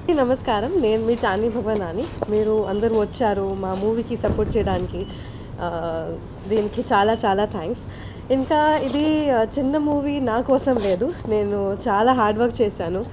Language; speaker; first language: Telugu; non-native, learner; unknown